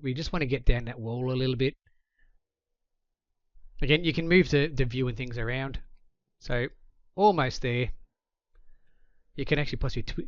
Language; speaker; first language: English; native; English